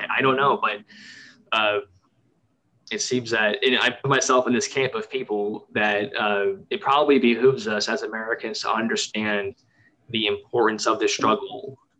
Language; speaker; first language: English; native; English